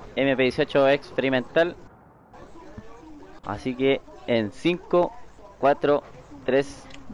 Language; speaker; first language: Spanish; native; Spanish